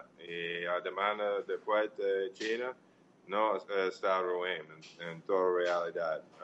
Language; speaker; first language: Portuguese; non-native, learner; English